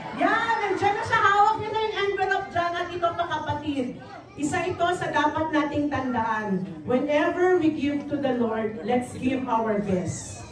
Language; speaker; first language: Filipino; native; Filipino